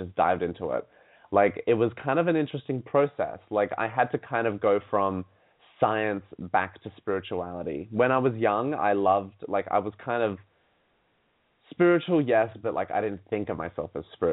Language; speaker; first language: English; native; English